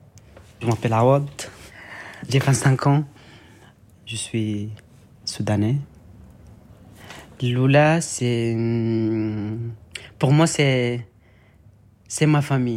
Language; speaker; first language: French; non-native, learner; Arabic